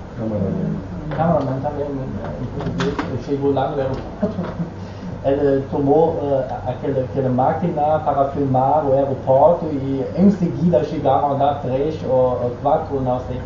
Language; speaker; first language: Portuguese; non-native, fluent; Dutch